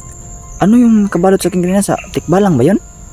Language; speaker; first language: Filipino; non-native, local second language; Cebuano